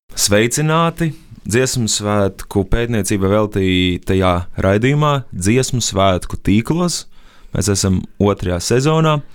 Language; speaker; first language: Latvian; native; Latvian